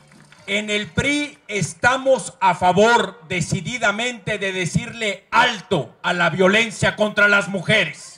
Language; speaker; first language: Spanish; native; Spanish